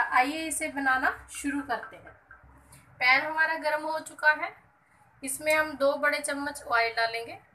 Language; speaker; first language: Hindi; non-native, local second language; Punjabi